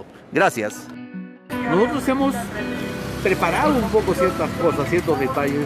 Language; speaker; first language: Spanish; native; Spanish